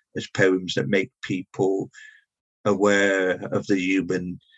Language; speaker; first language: English; native; English